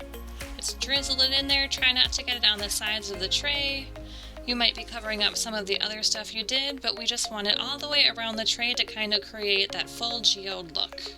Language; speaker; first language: English; native; English